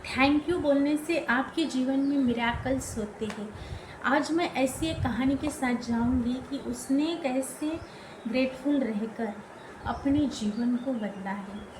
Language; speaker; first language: Hindi; native; Hindi